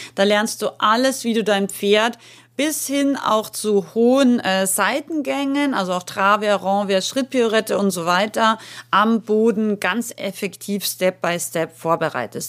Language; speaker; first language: German; native; German